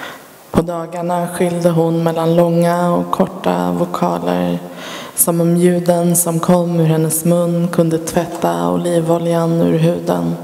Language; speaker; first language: Swedish; early bilingual, other home language; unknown